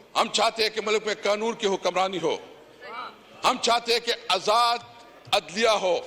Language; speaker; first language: Urdu; non-native, local second language; Pashto